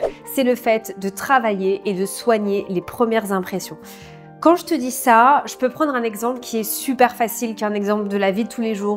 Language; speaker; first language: French; native; French